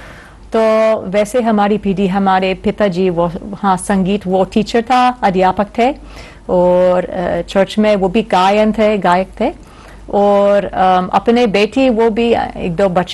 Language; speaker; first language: Hindi; non-native, learner; English